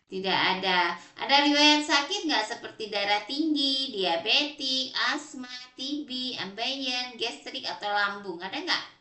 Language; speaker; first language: Indonesian; native; Indonesian